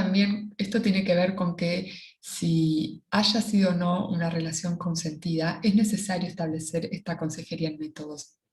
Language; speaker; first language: Spanish; native; Spanish